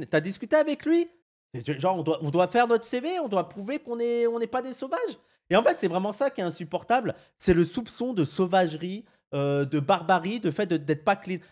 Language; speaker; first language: French; native; French